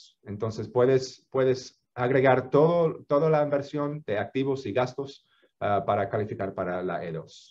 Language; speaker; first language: Spanish; non-native, fluent; English